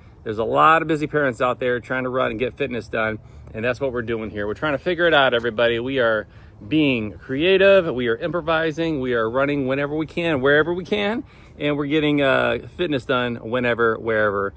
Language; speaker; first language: English; native; English